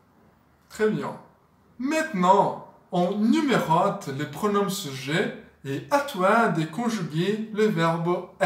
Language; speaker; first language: French; non-native, fluent; Portuguese